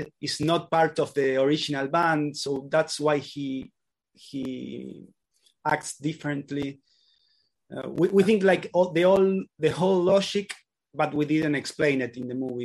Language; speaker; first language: English; non-native, learner; Spanish